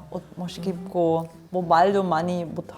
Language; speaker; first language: Korean; non-native, learner; German